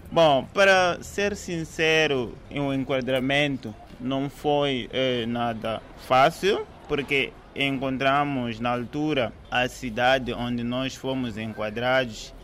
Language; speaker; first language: Portuguese; non-native, fluent; Rundi